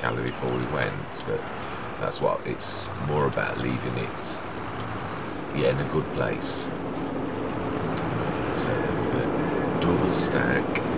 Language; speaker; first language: English; native; English